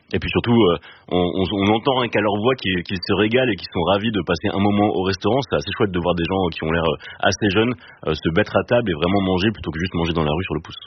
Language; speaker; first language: French; native; French